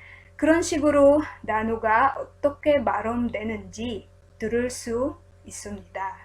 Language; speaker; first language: Korean; non-native, learner; Filipino